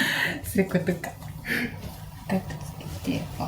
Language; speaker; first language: Japanese; native; Japanese